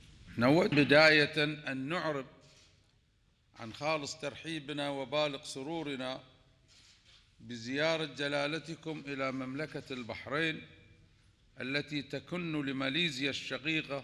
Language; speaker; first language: Arabic; native; Arabic